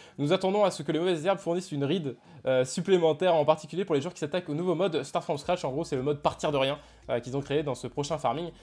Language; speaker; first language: French; native; French